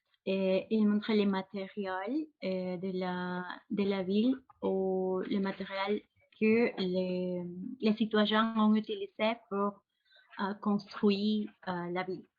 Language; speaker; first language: French; non-native, fluent; Spanish